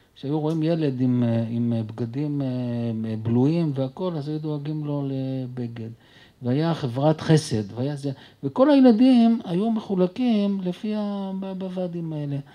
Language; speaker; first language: Hebrew; early bilingual, other home language; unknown